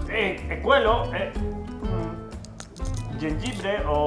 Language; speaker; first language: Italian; non-native, fluent; Spanish